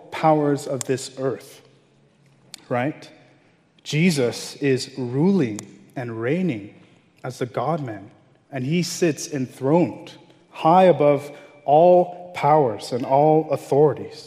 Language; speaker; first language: English; non-native, local second language; Yoruba